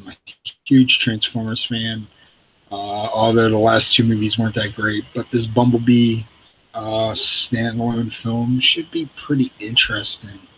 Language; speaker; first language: English; native; English